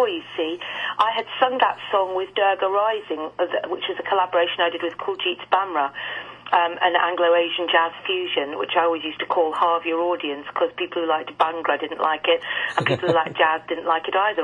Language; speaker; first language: English; native; English